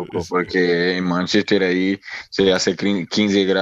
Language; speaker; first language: Spanish; non-native, learner; Portuguese